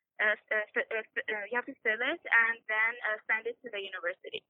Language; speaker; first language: English; non-native, fluent; Persian